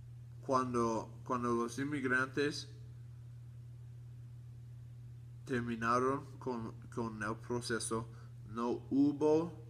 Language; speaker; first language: Spanish; non-native, learner; English